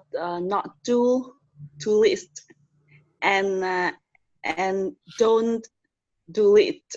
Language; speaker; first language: English; non-native, learner; Vietnamese